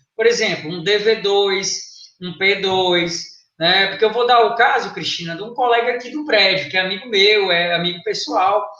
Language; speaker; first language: Portuguese; native; Portuguese